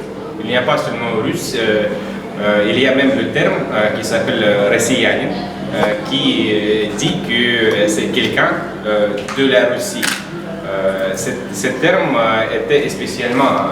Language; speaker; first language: French; non-native, learner; Russian